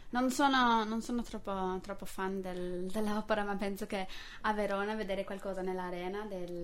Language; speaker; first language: Italian; non-native, fluent; English